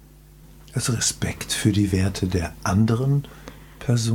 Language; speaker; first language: German; native; German